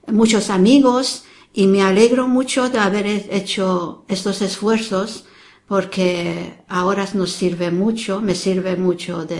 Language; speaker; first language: Spanish; non-native, fluent; Persian